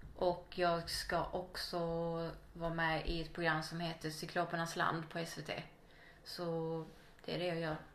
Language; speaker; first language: Swedish; native; Swedish